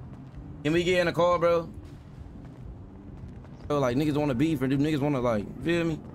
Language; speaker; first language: English; native; English